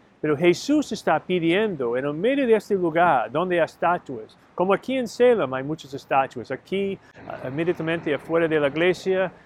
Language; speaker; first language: Spanish; non-native, learner; English